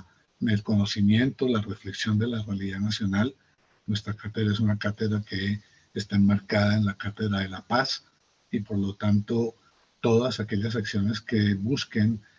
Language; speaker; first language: Spanish; native; Spanish